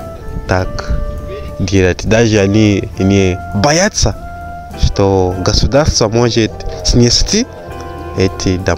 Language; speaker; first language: Russian; non-native, fluent; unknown